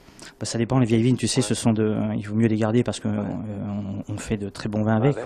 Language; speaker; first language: French; native; French